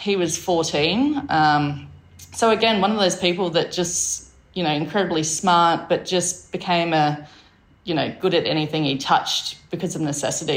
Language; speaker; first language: English; native; English